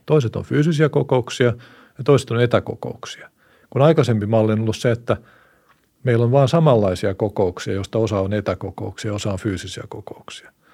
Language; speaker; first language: Finnish; native; Finnish